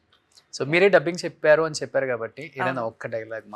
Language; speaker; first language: Telugu; native; Telugu